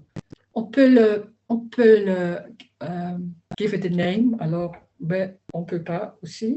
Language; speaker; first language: French; non-native, learner; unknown